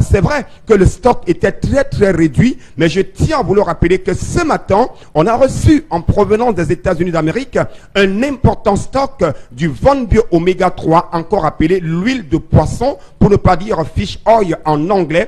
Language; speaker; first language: French; non-native, local second language; Duala